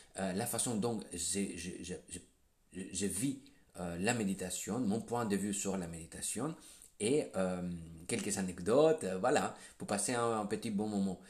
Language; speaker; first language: French; non-native, fluent; Greek